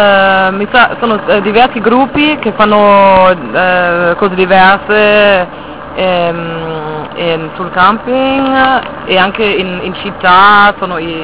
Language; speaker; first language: Italian; non-native, fluent; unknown